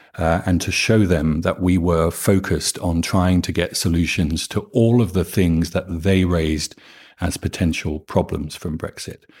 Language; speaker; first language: English; native; English